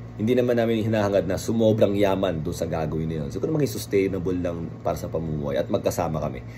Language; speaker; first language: Filipino; native; Filipino